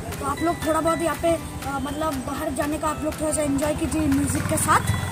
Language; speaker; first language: Hindi; non-native, local second language; Bangla